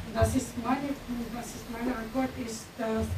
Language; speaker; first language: German; non-native, learner; Russian